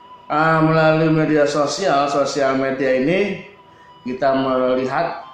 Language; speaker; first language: Indonesian; native; Indonesian